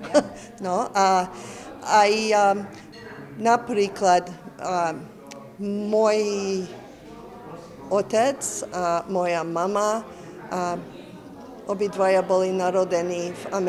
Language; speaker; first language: Slovak; early bilingual, heritage; English